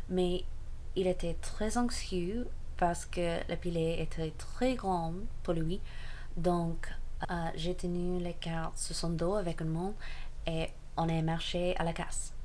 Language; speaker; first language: French; non-native, learner; English